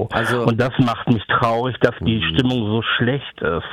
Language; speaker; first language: German; native; German